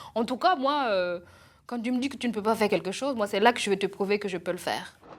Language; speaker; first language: French; non-native, local second language; Mossi